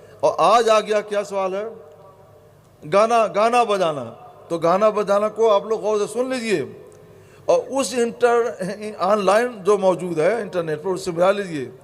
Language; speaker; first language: Urdu; native; Urdu